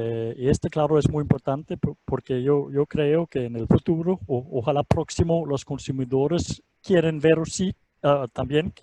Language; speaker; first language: Spanish; non-native, fluent; Danish